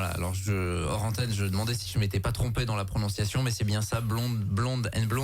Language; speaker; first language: French; native; French